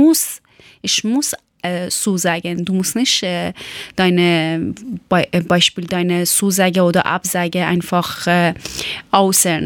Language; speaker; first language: German; non-native, learner; Persian